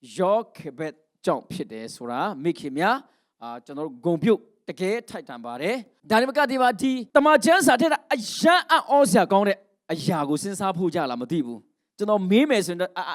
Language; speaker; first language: Burmese; non-native, local second language; Hakha Chin